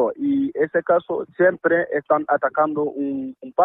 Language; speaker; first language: Spanish; non-native, learner; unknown